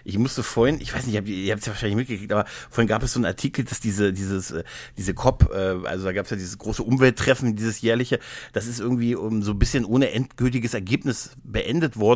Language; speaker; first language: German; native; German